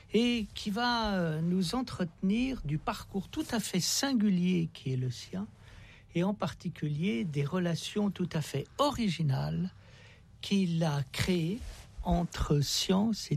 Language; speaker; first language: French; native; French